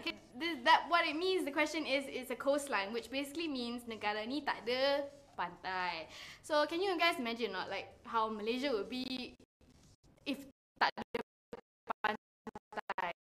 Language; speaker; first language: English; non-native, local second language; Malay